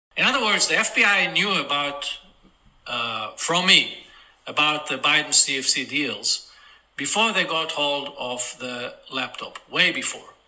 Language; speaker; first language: English; non-native, fluent; Hebrew